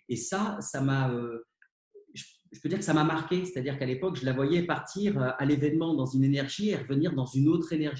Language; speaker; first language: French; native; French